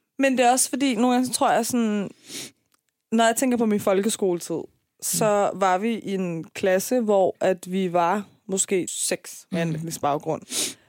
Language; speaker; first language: Danish; early bilingual, other home language; Persian